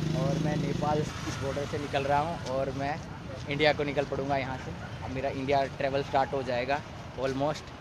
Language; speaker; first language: Hindi; native; Hindi